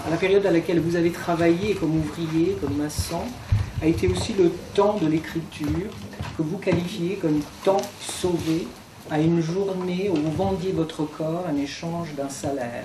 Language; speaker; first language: French; native; French